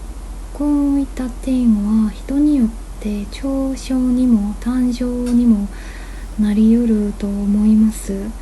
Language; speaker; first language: Japanese; non-native, fluent; Korean